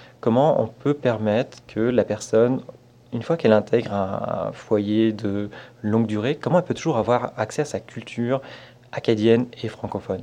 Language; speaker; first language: French; native; French